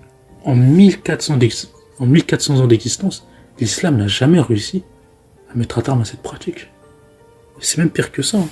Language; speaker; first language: French; native; French